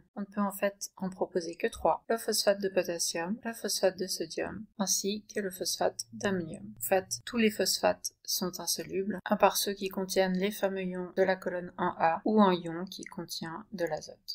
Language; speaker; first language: French; native; French